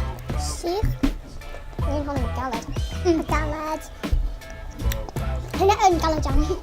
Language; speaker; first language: Welsh; non-native, local second language; English